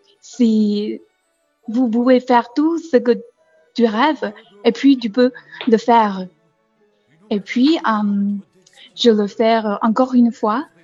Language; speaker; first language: French; non-native, learner; Chinese